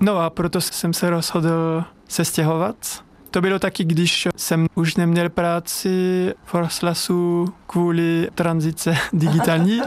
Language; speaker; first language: Czech; non-native, learner; French